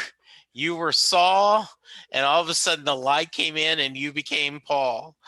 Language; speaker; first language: English; native; English